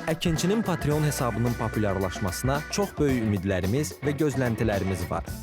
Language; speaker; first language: Azerbaijani; native; Azerbaijani